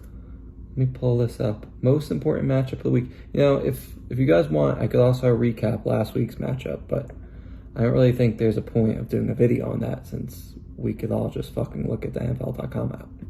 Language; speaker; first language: English; native; English